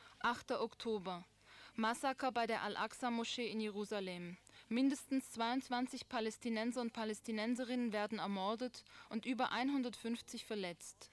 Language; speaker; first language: German; native; German